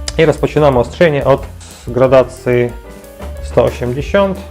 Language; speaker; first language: Polish; non-native, learner; Ukrainian